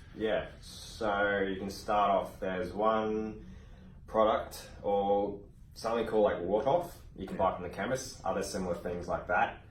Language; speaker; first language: English; native; English